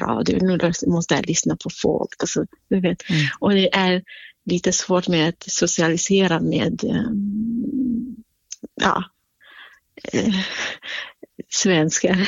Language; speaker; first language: Swedish; non-native, fluent; Kurdish